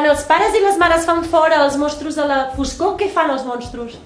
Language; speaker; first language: Catalan; native; Catalan